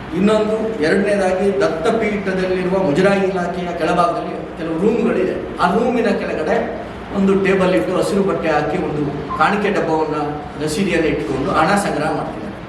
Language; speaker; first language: Kannada; native; Kannada